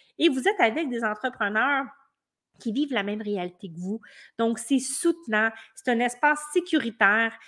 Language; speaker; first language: French; native; French